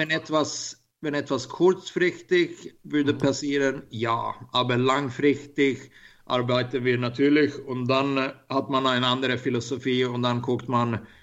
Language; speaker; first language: German; non-native, learner; Swedish